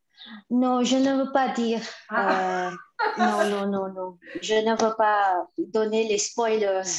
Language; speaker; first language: French; non-native, fluent; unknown